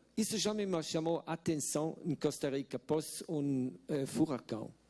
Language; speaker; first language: Portuguese; non-native, fluent; Swiss German